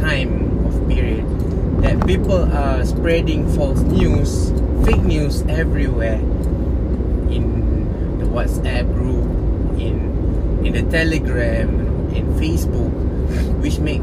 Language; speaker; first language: English; non-native, local second language; Malay